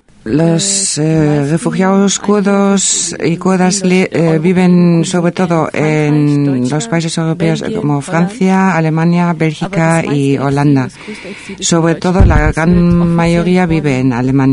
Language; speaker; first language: Spanish; non-native, fluent; German